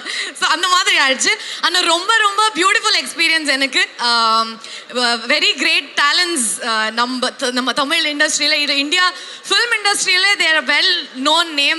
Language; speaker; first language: Tamil; non-native, local second language; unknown